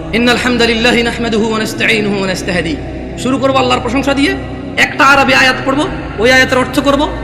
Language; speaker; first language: Bangla; early bilingual, heritage; Bangla